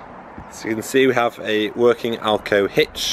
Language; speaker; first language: English; native; English